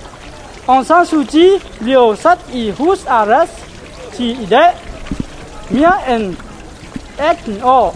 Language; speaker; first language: Danish; non-native, learner; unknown